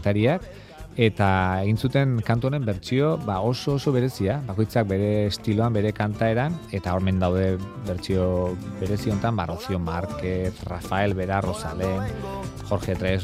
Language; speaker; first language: Basque; native; Basque